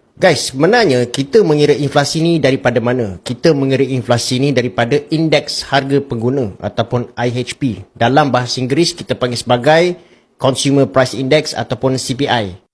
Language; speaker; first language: Malay; native; Malay